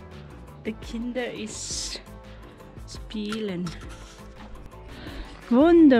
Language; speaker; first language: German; non-native, learner; Filipino